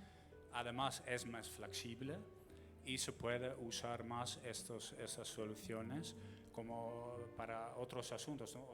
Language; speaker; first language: Spanish; non-native, fluent; Dutch